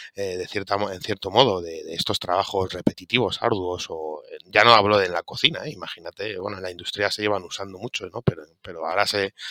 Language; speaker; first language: Spanish; native; Spanish